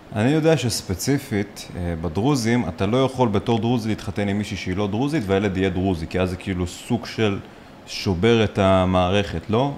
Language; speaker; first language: Hebrew; non-native, local second language; Arabic